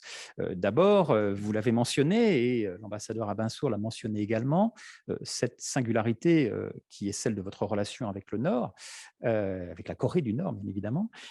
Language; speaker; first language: French; native; French